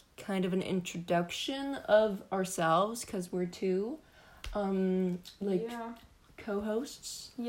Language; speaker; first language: English; non-native, fluent; Danish